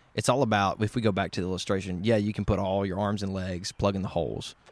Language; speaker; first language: English; native; English